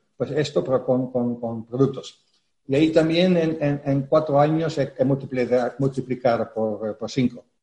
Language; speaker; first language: Spanish; non-native, fluent; Dutch